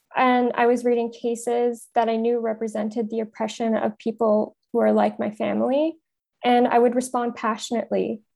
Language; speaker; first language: English; native; English